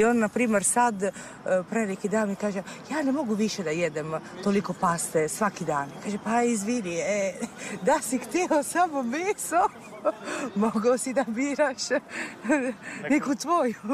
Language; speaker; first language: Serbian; non-native, fluent; Italian